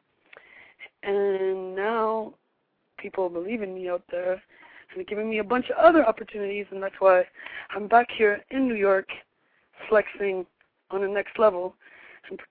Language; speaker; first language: English; native; English